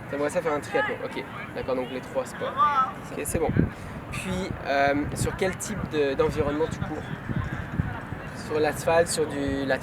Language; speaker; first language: French; native; French